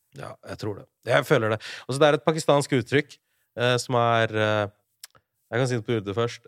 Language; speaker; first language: Norwegian; early bilingual, other home language; Urdu